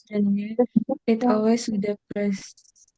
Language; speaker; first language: English; non-native, learner; Indonesian